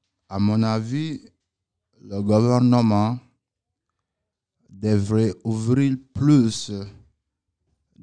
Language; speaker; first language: French; non-native, learner; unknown